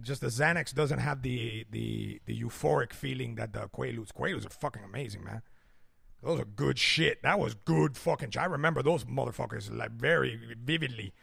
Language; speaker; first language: English; early bilingual, other home language; Spanish